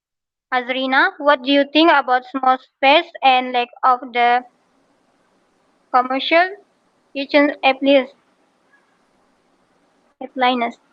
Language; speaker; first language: English; non-native, local second language; Malay